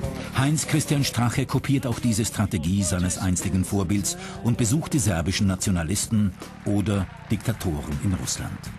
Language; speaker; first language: German; native; German